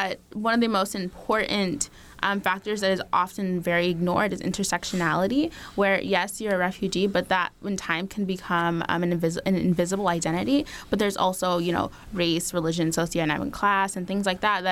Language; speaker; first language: English; early bilingual, other home language; Arabic